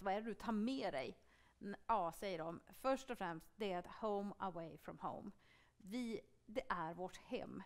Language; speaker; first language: Swedish; native; Swedish